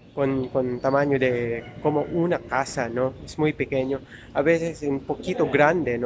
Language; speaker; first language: Spanish; non-native, learner; Filipino